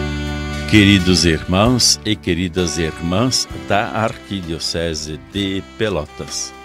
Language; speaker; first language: Portuguese; native; Portuguese